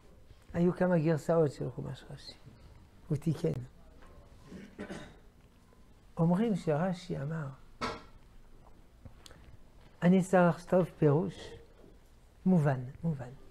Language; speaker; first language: Hebrew; non-native, fluent; French